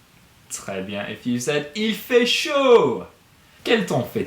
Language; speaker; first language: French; non-native, fluent; English